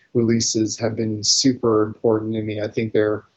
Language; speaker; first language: English; native; English